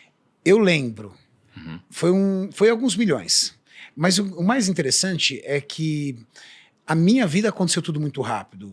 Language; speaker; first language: Portuguese; native; Portuguese